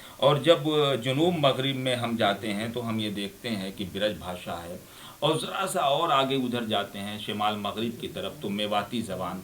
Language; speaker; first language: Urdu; native; Urdu